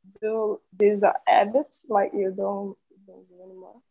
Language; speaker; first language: English; non-native, learner; Portuguese